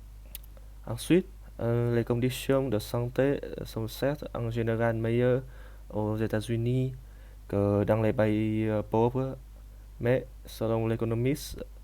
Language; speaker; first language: French; non-native, learner; Vietnamese